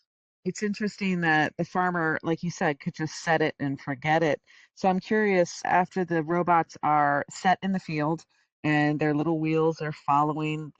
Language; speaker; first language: English; native; English